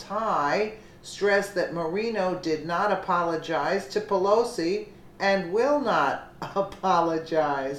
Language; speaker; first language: English; native; English